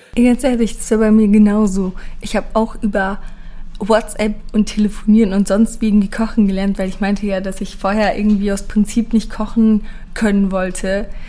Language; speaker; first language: German; early bilingual, other home language; Persian